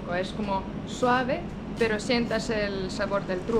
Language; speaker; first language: Spanish; non-native, fluent; Estonian